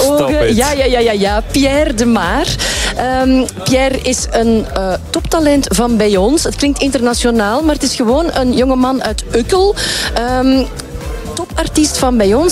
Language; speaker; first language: Dutch; native; Dutch